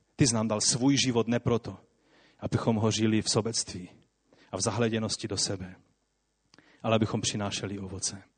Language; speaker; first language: Czech; non-native, local second language; Polish